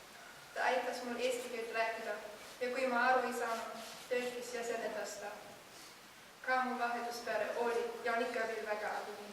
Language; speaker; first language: Estonian; non-native, learner; German